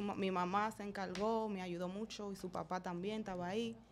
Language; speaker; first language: Spanish; early bilingual, heritage; Spanish